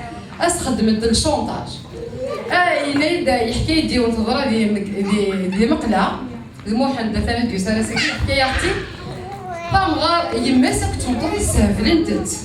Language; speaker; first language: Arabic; non-native, local second language; Kabyle